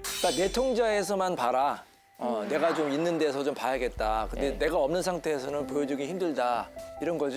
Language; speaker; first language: Korean; native; Korean